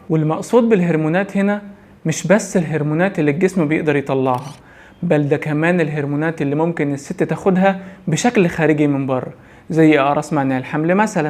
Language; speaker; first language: Arabic; native; Arabic